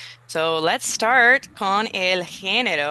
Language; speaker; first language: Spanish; non-native, fluent; English